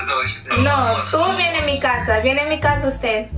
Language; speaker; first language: Spanish; non-native, learner; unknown